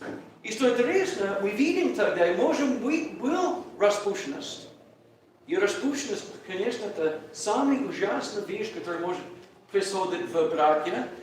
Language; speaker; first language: Russian; non-native, learner; English